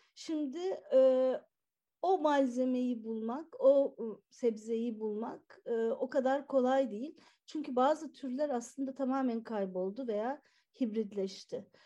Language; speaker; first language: Turkish; native; Turkish